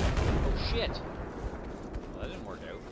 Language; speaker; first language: English; native; English